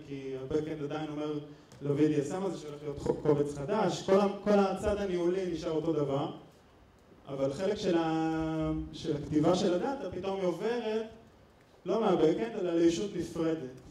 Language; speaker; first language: Hebrew; native; Hebrew